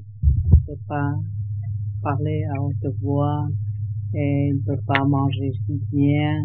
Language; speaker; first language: French; non-native, learner; Vietnamese